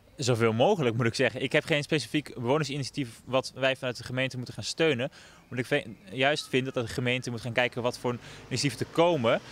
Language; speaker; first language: Dutch; native; Dutch